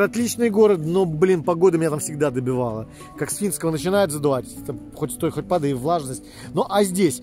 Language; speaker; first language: Russian; native; Russian